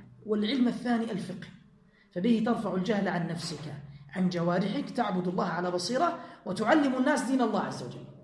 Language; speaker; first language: Arabic; native; Arabic